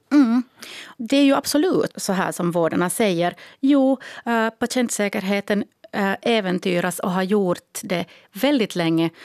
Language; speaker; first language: Swedish; native; Swedish